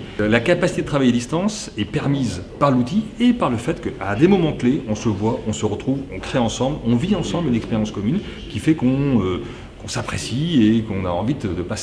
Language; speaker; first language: French; native; French